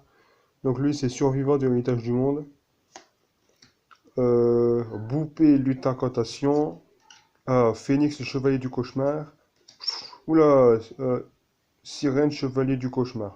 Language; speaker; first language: French; native; French